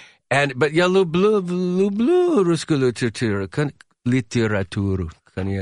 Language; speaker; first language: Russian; non-native, learner; English